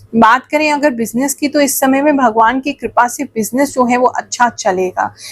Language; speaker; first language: Hindi; native; Hindi